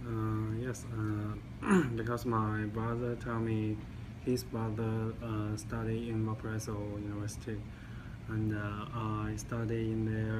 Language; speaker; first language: English; non-native, learner; Chinese